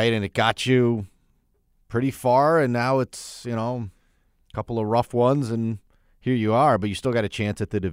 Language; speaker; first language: English; native; English